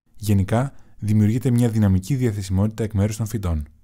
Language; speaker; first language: Greek; non-native, learner; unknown